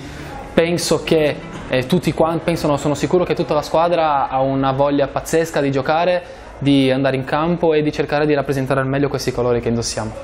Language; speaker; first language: Italian; native; Italian